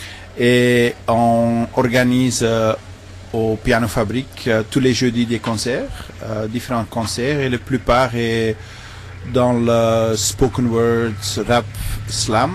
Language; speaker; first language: French; non-native, local second language; Dutch